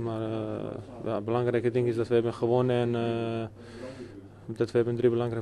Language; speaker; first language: Dutch; non-native, fluent; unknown